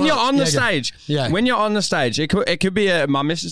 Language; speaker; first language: English; native; English